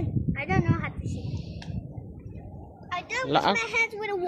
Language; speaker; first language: English; early bilingual, other home language; Nepali